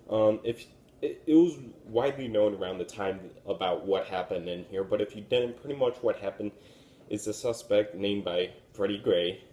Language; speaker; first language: English; native; English